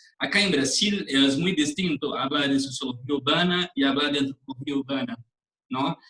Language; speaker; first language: Spanish; non-native, learner; Portuguese